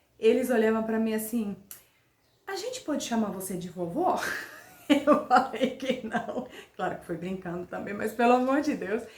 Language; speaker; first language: Portuguese; non-native, fluent; Finnish